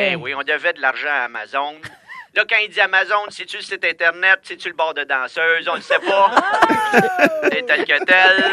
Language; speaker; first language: French; native; French